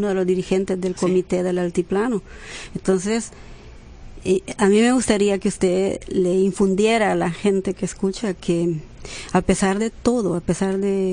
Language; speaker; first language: Spanish; native; Spanish